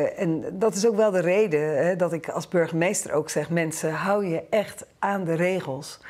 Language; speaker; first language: Dutch; native; Dutch